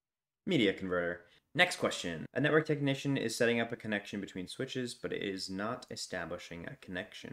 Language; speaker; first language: English; native; English